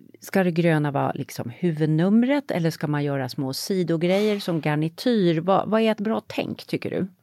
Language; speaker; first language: Swedish; native; Swedish